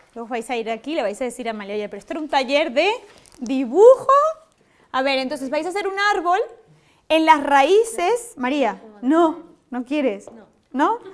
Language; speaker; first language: Spanish; native; Spanish